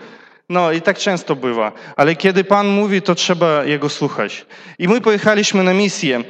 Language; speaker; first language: Polish; non-native, learner; Russian